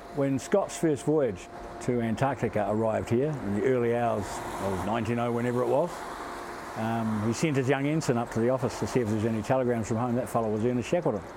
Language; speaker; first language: English; native; English